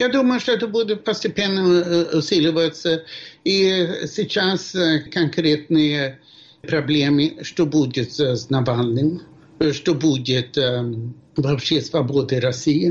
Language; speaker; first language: Russian; non-native, fluent; Swedish